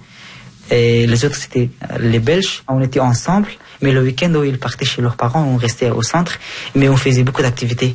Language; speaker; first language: French; non-native, fluent; Persian